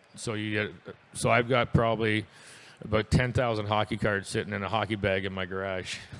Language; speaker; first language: English; native; English